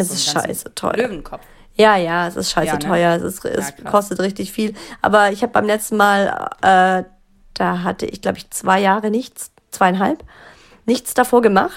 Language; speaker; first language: German; native; German